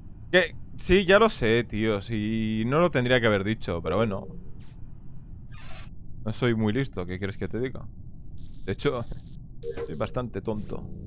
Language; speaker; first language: Spanish; native; Spanish